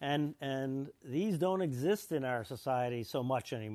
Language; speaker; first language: English; native; English